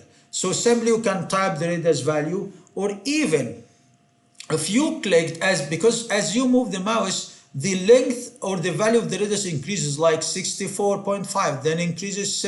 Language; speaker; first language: English; non-native, fluent; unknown